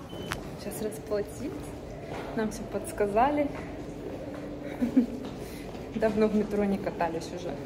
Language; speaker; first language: Russian; native; Russian